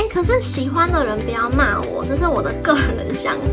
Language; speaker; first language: Chinese; native; Chinese